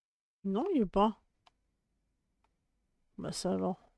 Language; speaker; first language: French; native; French